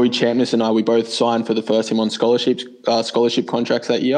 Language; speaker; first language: English; native; English